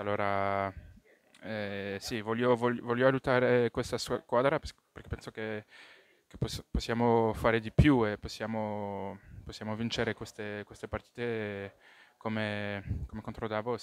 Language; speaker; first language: Italian; non-native, local second language; French